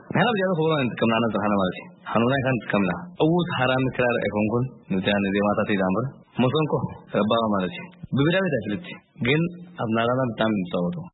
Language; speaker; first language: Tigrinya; native; Tigrinya